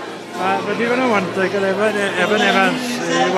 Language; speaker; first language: Welsh; native; Welsh